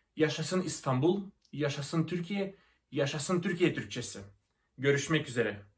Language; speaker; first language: Turkish; non-native, fluent; Russian